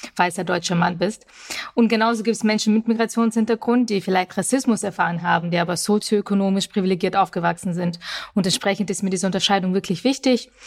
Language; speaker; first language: German; early bilingual, other home language; Russian